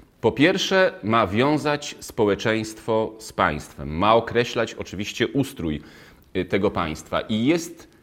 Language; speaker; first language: Polish; native; Polish